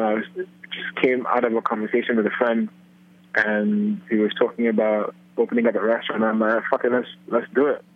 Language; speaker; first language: English; non-native, local second language; Yoruba